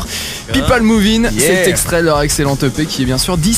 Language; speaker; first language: French; native; French